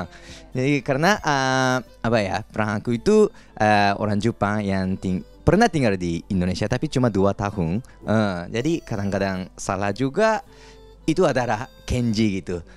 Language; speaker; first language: Indonesian; non-native, fluent; Japanese